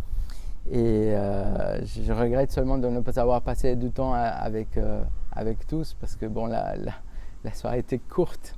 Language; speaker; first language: French; non-native, fluent; Spanish